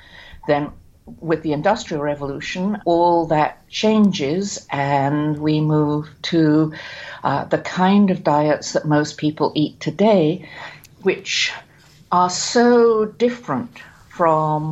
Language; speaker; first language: English; native; English